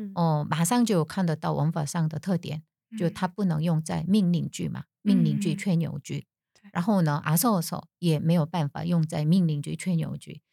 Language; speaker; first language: Chinese; non-native, fluent; Korean